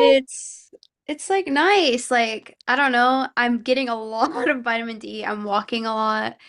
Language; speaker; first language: English; early bilingual, other home language; Korean